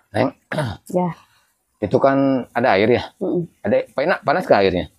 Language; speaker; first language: Indonesian; non-native, local second language; Sundanese